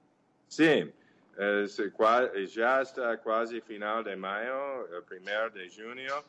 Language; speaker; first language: Portuguese; non-native, learner; English